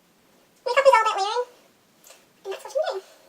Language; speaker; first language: English; native; English